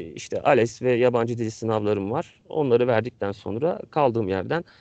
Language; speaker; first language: Turkish; native; Turkish